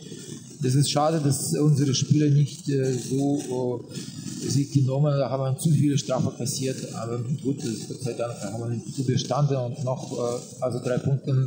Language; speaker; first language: German; non-native, learner; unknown